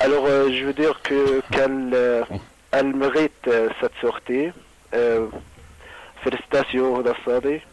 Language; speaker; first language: French; non-native, learner; Arabic